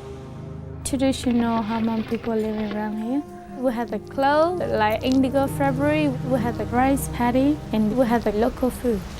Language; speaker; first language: English; non-native, local second language; Hmong